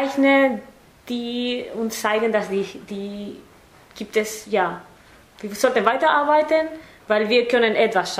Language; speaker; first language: German; non-native, fluent; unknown